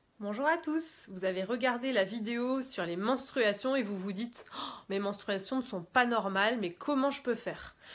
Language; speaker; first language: French; native; French